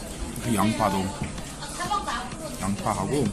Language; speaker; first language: Korean; non-native, learner; English